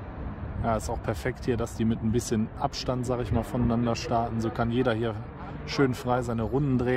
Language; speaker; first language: German; native; German